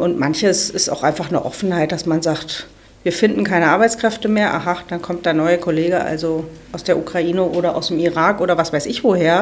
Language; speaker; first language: German; native; German